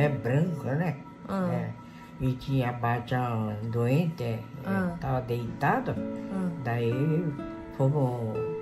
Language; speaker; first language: Portuguese; non-native, local second language; Japanese